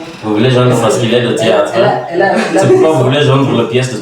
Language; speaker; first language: French; non-native, learner; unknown